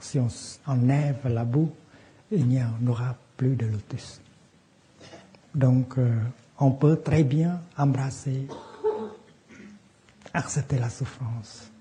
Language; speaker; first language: French; non-native, fluent; Vietnamese